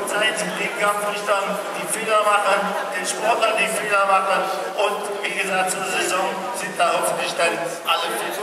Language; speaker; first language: German; native; German